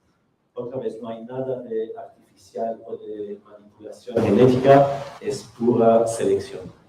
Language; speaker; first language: Spanish; non-native, fluent; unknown